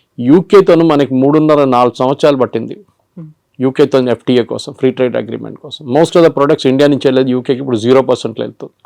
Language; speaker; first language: Telugu; non-native, local second language; Malayalam